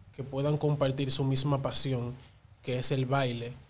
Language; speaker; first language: Spanish; native; Spanish